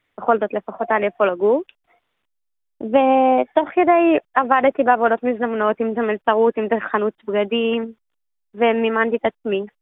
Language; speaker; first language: Hebrew; native; Hebrew